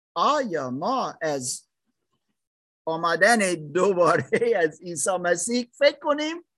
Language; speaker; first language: Persian; non-native, fluent; English